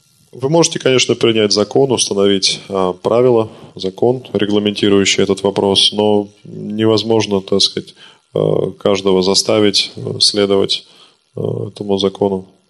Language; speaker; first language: Russian; native; Russian